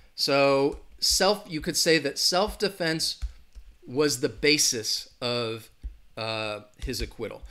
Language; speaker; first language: English; native; English